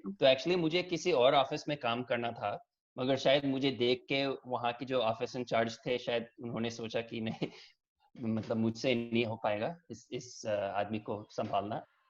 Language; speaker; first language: Hindi; early bilingual, heritage; English